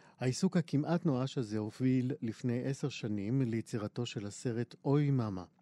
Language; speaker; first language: Hebrew; native; Hebrew